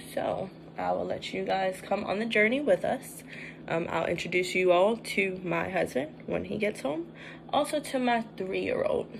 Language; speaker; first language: English; native; English